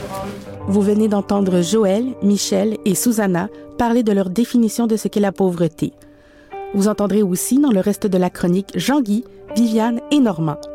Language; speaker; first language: French; native; French